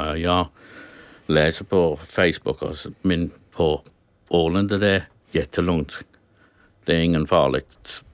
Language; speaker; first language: Swedish; non-native, fluent; English